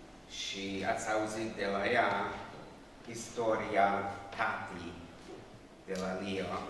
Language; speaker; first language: Romanian; non-native, local second language; Hungarian